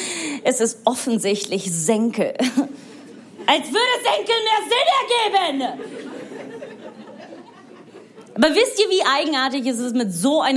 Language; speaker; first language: German; non-native, fluent; Italian